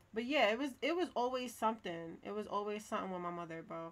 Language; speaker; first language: English; native; English